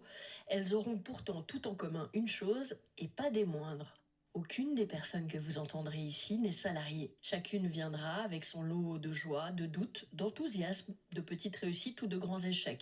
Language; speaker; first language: French; native; French